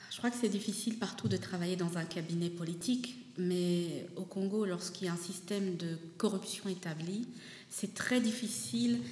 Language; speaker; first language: French; non-native, local second language; Lingala